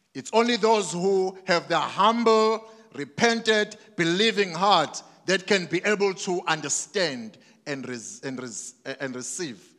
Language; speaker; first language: English; non-native, local second language; Zulu